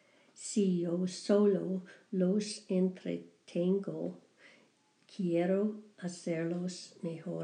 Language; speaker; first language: Spanish; non-native, learner; English